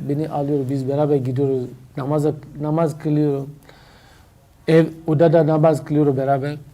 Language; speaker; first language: Turkish; non-native, learner; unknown